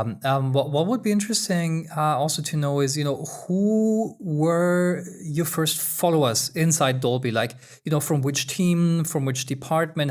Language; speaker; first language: English; non-native, fluent; German